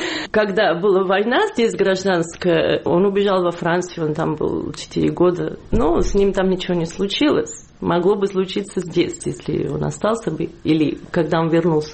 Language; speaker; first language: Russian; non-native, fluent; Catalan